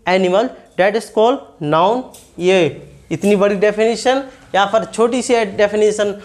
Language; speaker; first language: Hindi; native; Hindi